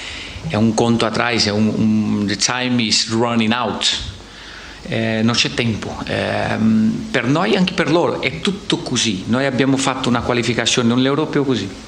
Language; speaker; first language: Italian; non-native, fluent; Portuguese